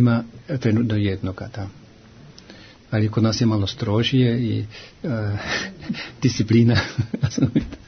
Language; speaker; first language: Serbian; non-native, fluent; German